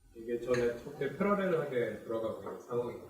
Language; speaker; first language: Korean; native; Korean